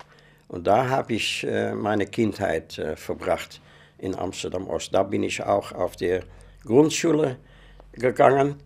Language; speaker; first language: German; non-native, fluent; Dutch